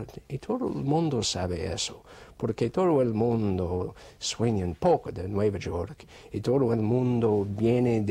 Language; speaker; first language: Spanish; non-native, fluent; English